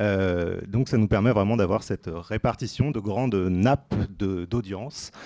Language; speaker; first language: French; native; French